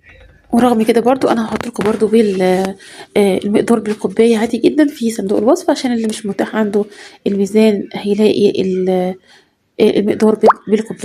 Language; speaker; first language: Arabic; native; Arabic